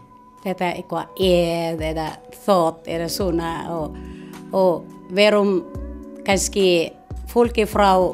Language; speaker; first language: Icelandic; non-native, learner; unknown